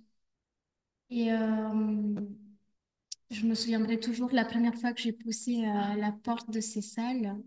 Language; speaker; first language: French; native; French